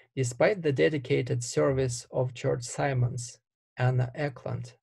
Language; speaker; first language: English; non-native, fluent; Russian